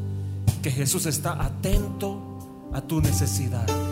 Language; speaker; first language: Spanish; native; Spanish